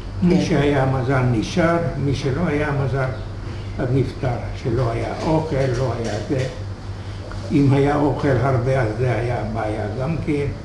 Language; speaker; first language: Hebrew; non-native, fluent; Hungarian